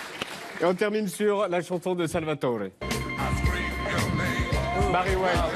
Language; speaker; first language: French; native; French